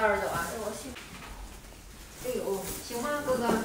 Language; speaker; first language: Chinese; native; Chinese